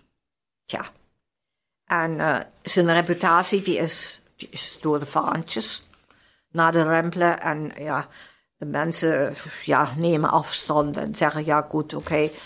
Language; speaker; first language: Dutch; non-native, fluent; German